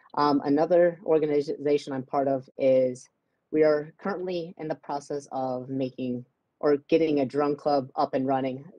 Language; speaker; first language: English; native; English